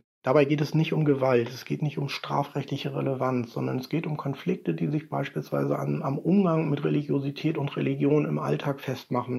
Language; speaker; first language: German; native; German